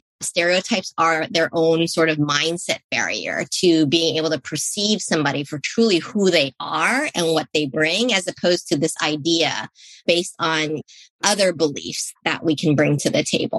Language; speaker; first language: English; native; English